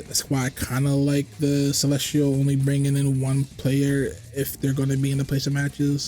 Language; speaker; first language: English; native; English